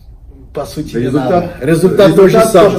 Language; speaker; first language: Russian; non-native, learner; Portuguese